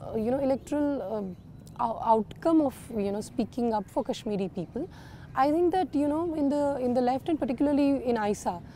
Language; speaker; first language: English; non-native, local second language; Kashmiri